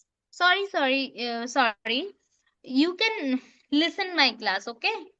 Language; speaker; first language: English; non-native, local second language; Bangla